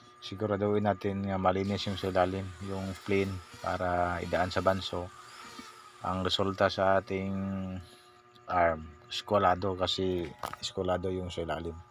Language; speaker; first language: Filipino; non-native, local second language; Cebuano